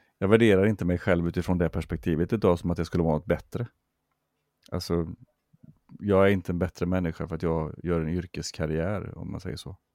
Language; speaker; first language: Swedish; native; Swedish